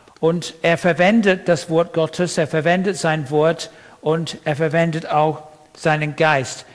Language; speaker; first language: German; non-native, fluent; English